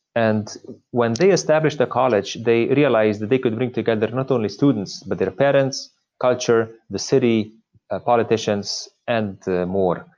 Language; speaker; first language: English; non-native, fluent; Slovenian